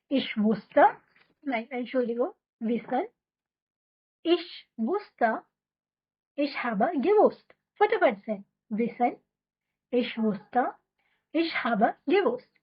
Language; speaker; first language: German; non-native, fluent; Hindi